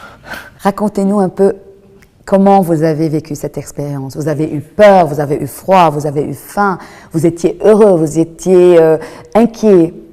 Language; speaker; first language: French; non-native, local second language; Arabic